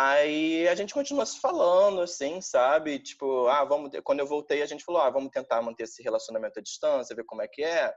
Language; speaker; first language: Portuguese; native; Portuguese